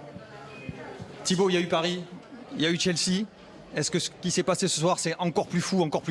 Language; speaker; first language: French; native; French